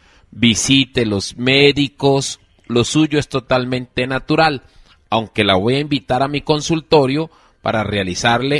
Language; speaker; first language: Spanish; native; Spanish